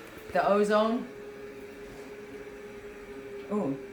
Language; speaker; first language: English; native; English